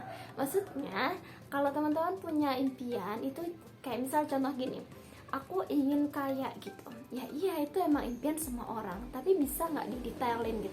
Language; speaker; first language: Indonesian; native; Indonesian